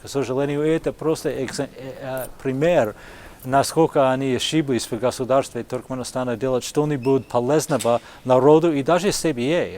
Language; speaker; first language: Russian; non-native, fluent; English